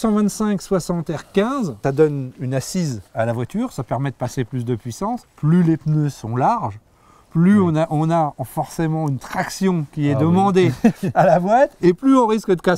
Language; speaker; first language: French; native; French